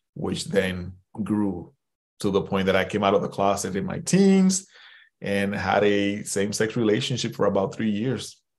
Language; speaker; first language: English; early bilingual, other home language; Spanish